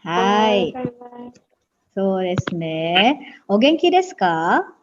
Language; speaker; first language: Japanese; non-native, fluent; Indonesian